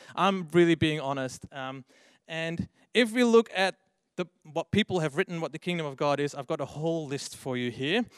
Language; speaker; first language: English; non-native, fluent; Dutch